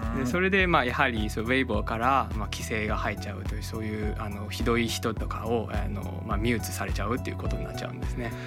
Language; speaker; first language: Japanese; non-native, fluent; Chinese